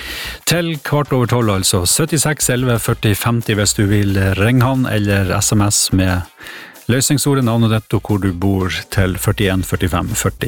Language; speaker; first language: Norwegian; native; Norwegian